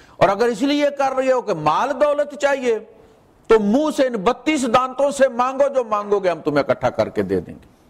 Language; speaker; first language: Urdu; non-native, local second language; Punjabi